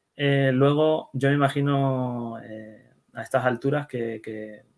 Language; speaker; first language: Spanish; early bilingual, other home language; Dutch